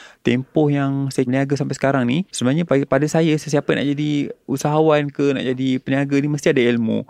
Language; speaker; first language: Malay; native; Malay